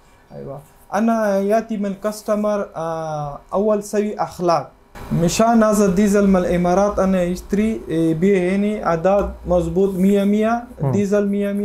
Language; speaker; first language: Arabic; non-native, learner; Urdu